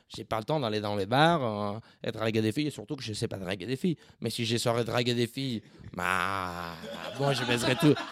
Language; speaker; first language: French; non-native, fluent; Spanish